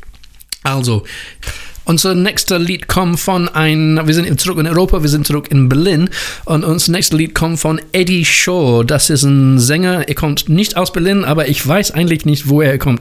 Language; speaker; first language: German; non-native, learner; English